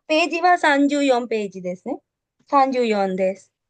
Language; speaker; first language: Japanese; non-native, fluent; Sinhala